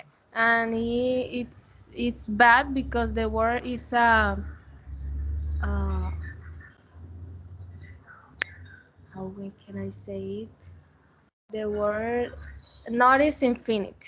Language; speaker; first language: English; non-native, learner; Spanish